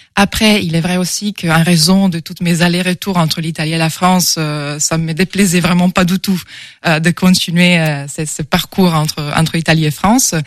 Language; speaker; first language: French; non-native, fluent; Italian